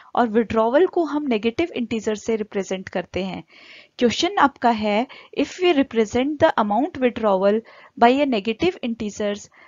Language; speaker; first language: Hindi; native; Hindi